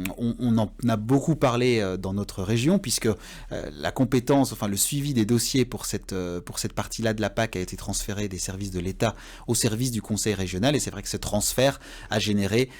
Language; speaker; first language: French; native; French